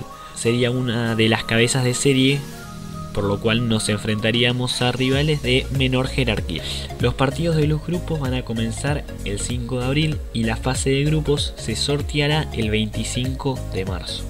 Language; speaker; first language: Spanish; native; Spanish